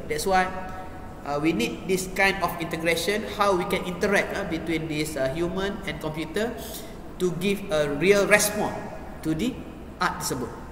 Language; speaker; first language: English; non-native, local second language; Malay